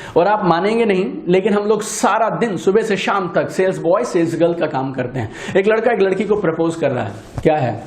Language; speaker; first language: Hindi; native; Hindi